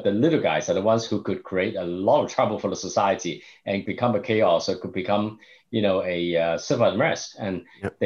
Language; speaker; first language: English; non-native, local second language; Cantonese